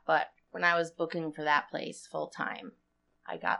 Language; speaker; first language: English; native; English